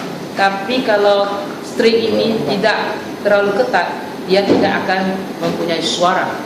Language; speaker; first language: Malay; non-native, fluent; Chinese